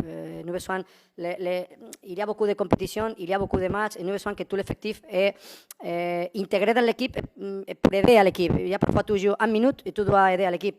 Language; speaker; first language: French; non-native, learner; Spanish